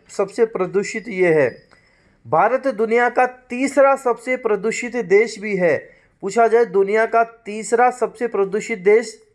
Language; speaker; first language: Hindi; native; Hindi